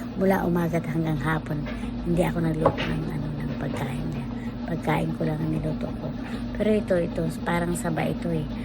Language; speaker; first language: Filipino; native; Filipino